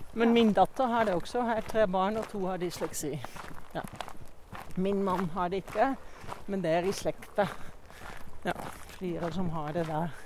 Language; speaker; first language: Norwegian; non-native, fluent; Dutch